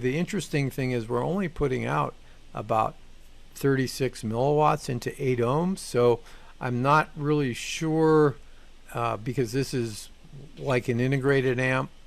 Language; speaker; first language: English; native; English